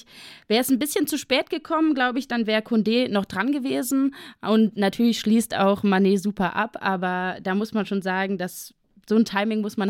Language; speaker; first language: German; native; German